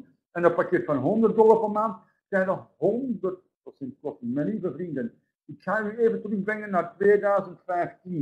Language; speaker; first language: Dutch; native; Dutch